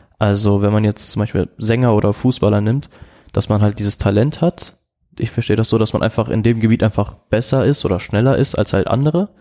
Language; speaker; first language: German; native; German